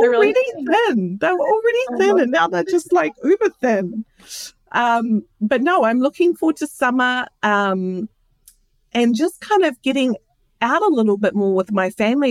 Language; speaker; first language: English; native; English